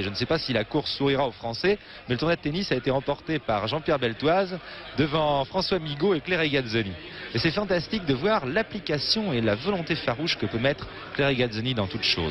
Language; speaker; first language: French; native; French